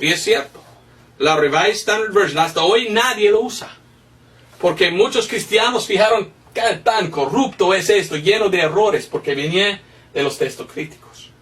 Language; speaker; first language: Spanish; non-native, fluent; English